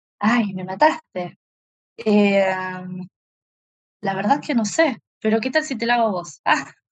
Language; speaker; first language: Spanish; native; Spanish